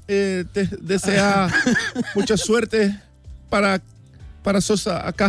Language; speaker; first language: Spanish; non-native, learner; Portuguese